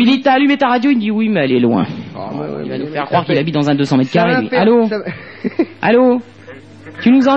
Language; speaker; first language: French; native; French